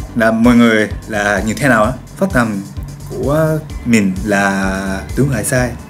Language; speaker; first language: Vietnamese; non-native, learner; Japanese